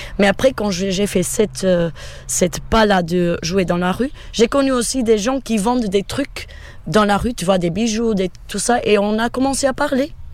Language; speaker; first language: French; non-native, fluent; Portuguese